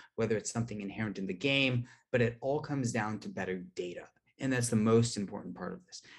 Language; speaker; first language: English; native; English